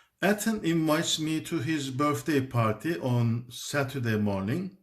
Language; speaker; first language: English; non-native, fluent; Turkish